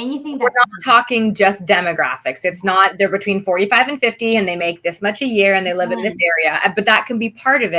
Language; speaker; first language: English; native; English